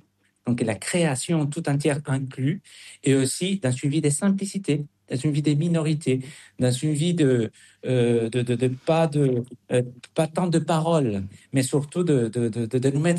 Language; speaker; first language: French; non-native, fluent; Spanish